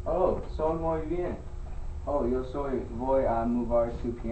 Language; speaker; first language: Spanish; non-native, learner; English